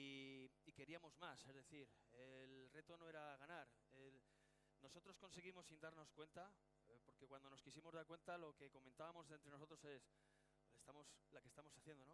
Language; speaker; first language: Spanish; native; Spanish